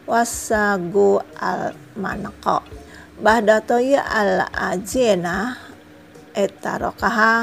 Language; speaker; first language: Arabic; non-native, fluent; Indonesian